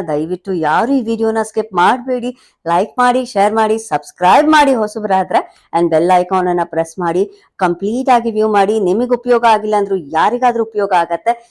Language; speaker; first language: Kannada; native; Kannada